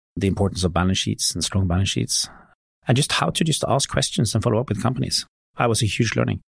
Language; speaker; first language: English; non-native, fluent; Norwegian